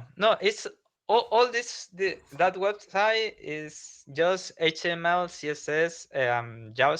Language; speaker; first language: English; non-native, learner; Spanish